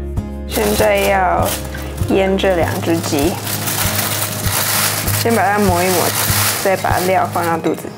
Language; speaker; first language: Chinese; native; Chinese